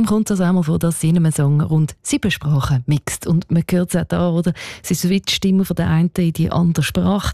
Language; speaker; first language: German; native; German